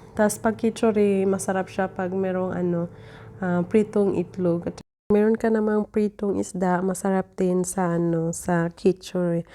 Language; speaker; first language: Filipino; native; Filipino